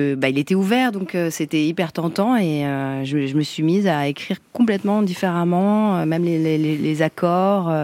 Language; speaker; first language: French; early bilingual, other home language; Vietnamese